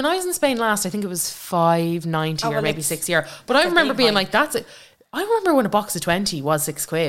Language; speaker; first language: English; native; English